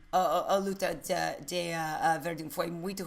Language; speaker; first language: Portuguese; non-native, learner; English